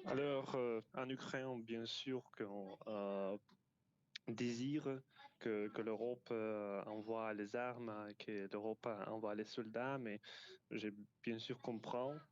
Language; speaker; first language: French; non-native, fluent; Ukrainian